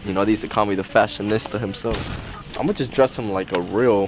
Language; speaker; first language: English; early bilingual, other home language; Spanish